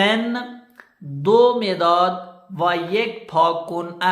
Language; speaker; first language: Persian; non-native, fluent; Urdu